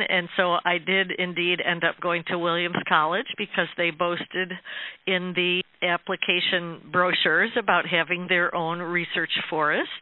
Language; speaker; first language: English; native; English